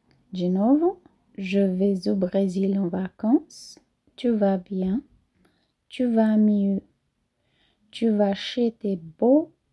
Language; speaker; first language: French; non-native, fluent; Portuguese